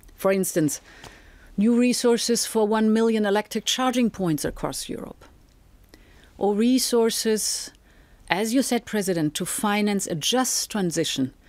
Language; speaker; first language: English; non-native, fluent; German